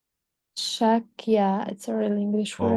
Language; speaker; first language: English; non-native, learner; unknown